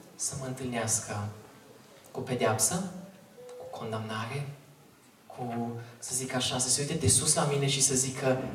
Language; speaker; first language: Romanian; native; Romanian